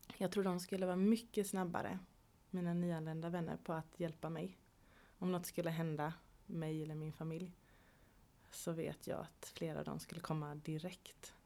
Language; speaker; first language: Swedish; native; Swedish